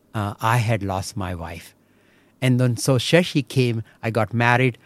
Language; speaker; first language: English; non-native, local second language; Marathi